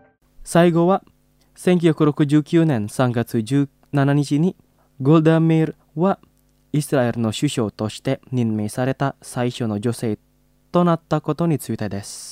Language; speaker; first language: Japanese; non-native, fluent; Indonesian